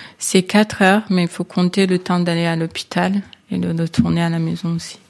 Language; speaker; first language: French; non-native, local second language; Kinyarwanda